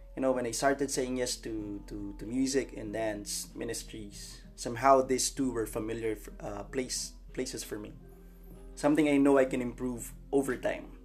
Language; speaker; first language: English; non-native, local second language; Filipino